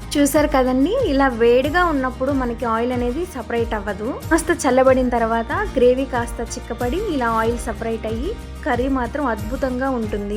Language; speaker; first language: Telugu; native; Telugu